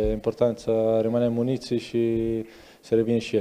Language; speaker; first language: Romanian; non-native, learner; Italian